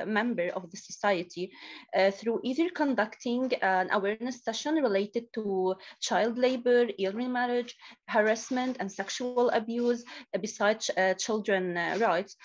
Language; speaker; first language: English; non-native, learner; Arabic